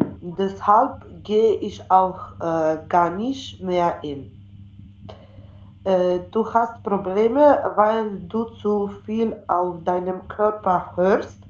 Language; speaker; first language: German; non-native, learner; Macedonian